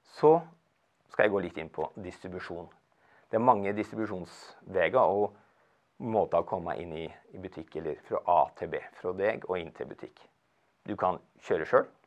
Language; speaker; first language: Norwegian; native; Norwegian